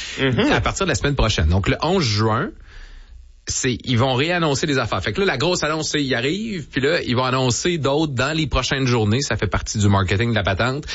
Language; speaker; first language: French; native; French